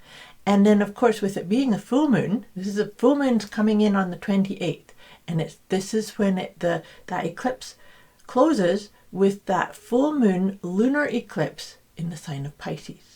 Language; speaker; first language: English; native; English